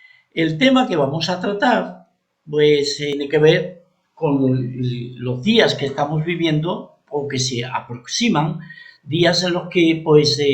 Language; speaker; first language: Spanish; native; Spanish